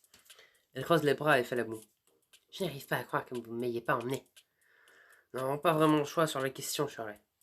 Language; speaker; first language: French; native; French